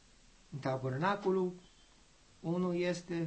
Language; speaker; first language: Romanian; non-native, learner; English